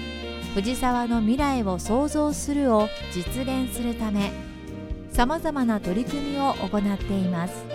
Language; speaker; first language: Japanese; native; Japanese